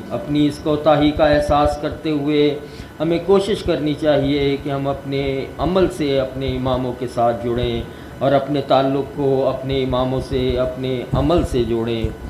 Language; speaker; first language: Urdu; native; Urdu